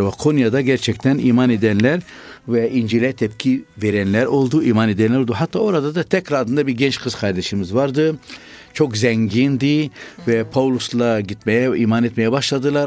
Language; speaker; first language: Turkish; non-native, fluent; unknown